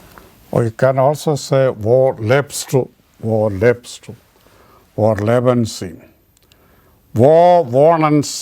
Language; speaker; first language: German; non-native, learner; Malayalam